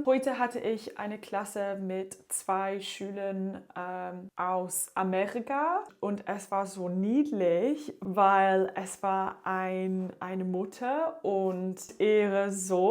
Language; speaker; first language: German; non-native, learner; English